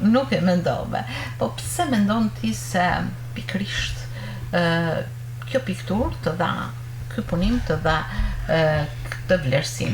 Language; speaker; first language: Albanian; native; Albanian